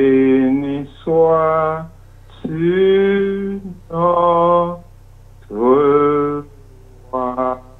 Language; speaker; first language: French; non-native, local second language; Haitian Creole